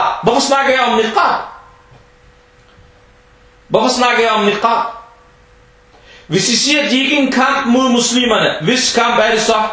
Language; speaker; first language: Danish; early bilingual, other home language; Arabic